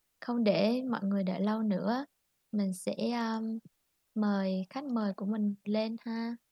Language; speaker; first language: Vietnamese; native; Vietnamese